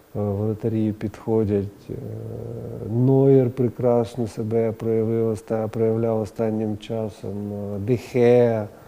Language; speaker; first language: Ukrainian; non-native, local second language; Russian